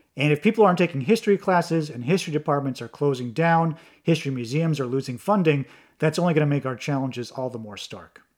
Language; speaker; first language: English; native; English